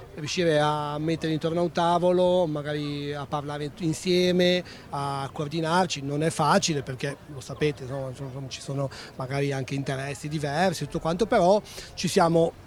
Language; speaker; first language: Italian; native; Italian